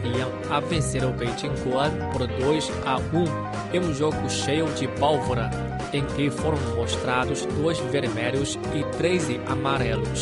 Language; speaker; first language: Portuguese; non-native, fluent; Chinese